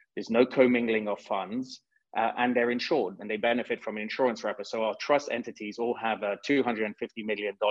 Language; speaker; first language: English; non-native, fluent; French